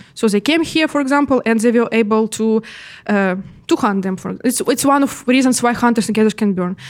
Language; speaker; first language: English; non-native, fluent; Russian